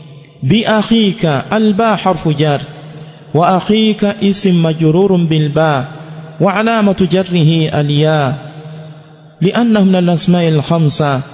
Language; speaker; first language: Arabic; non-native, fluent; Swahili